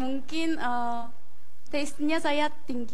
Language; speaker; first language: Indonesian; non-native, fluent; Korean